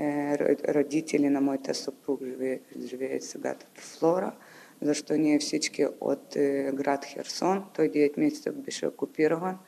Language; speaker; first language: Bulgarian; non-native, learner; Ukrainian